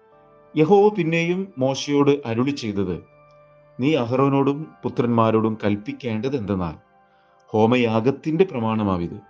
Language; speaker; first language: Malayalam; native; Malayalam